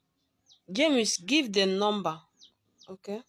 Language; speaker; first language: English; non-native, local second language; Igbo